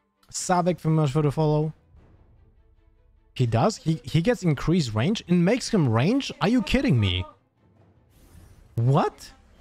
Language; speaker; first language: English; non-native, fluent; Polish